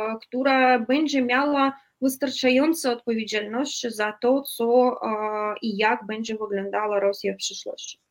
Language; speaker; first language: Polish; non-native, fluent; Russian